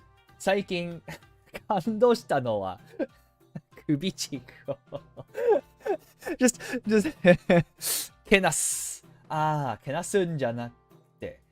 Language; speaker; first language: Japanese; non-native, fluent; English